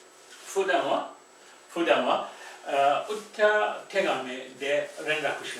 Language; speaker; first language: Japanese; non-native, fluent; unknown